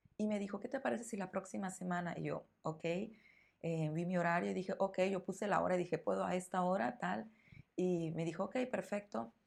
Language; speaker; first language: Spanish; native; Spanish